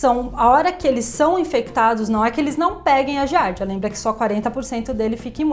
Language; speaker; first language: Portuguese; native; Portuguese